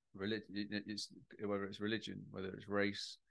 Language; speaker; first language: English; native; English